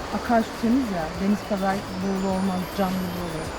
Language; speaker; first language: Turkish; native; Turkish